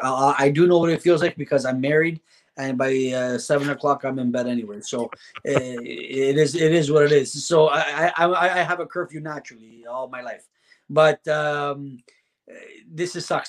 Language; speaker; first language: English; early bilingual, other home language; Italian